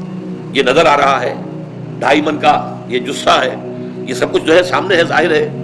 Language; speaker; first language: Urdu; native; Urdu